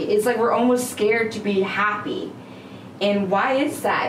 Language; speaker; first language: English; native; English